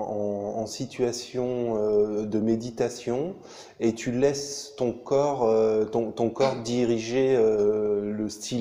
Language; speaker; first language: French; native; French